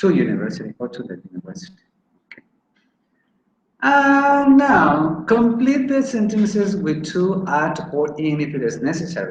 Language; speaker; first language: English; non-native, fluent; Spanish